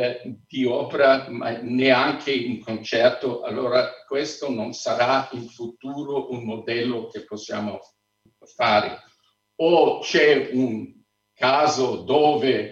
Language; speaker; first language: Italian; non-native, fluent; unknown